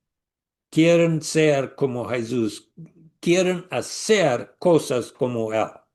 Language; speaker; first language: Spanish; non-native, learner; English